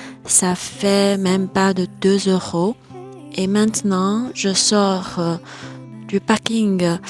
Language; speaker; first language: French; non-native, fluent; Chinese